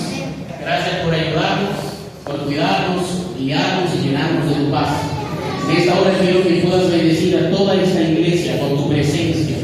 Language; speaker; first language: Spanish; native; Spanish